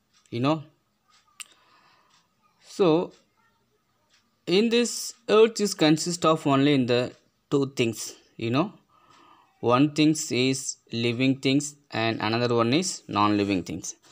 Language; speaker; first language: English; non-native, local second language; Tamil